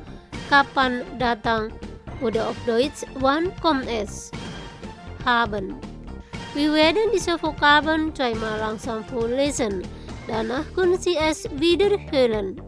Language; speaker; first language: German; non-native, fluent; Indonesian